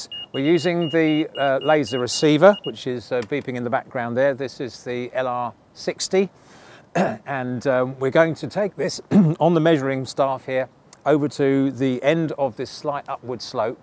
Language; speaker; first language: English; native; English